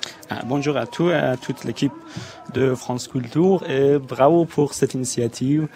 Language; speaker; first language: French; non-native, fluent; Persian